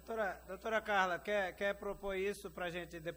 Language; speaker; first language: Portuguese; native; Portuguese